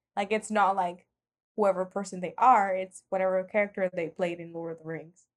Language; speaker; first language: English; non-native, fluent; Spanish